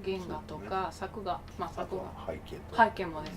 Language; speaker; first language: Japanese; non-native, fluent; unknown